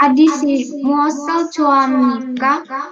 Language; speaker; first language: Korean; non-native, learner; Indonesian